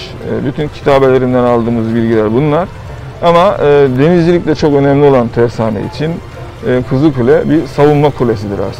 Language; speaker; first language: Turkish; native; Turkish